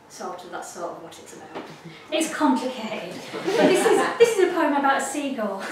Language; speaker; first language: English; native; English